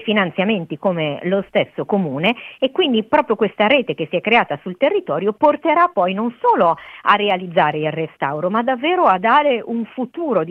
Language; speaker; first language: Italian; native; Italian